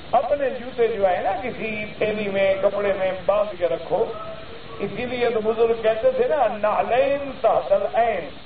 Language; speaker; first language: Urdu; early bilingual, heritage; Urdu